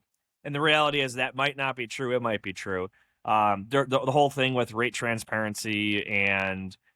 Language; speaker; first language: English; native; English